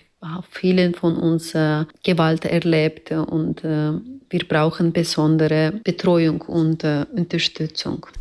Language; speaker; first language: German; non-native, learner; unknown